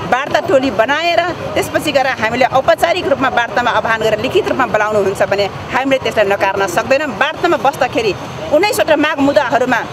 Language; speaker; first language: Nepali; non-native, local second language; Dangaura Tharu